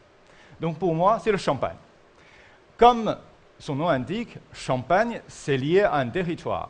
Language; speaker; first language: French; non-native, fluent; Chinese